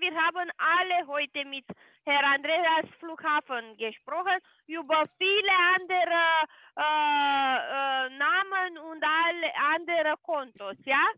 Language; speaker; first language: German; non-native, learner; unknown